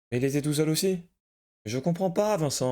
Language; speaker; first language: French; native; French